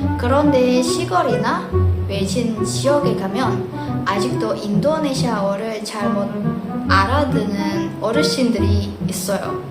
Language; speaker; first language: Korean; non-native, fluent; Indonesian